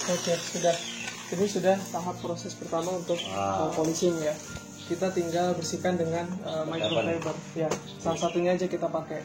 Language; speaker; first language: Indonesian; native; Indonesian